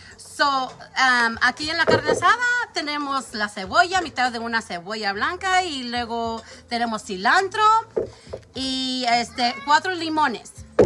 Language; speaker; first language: Spanish; early bilingual, heritage; Spanish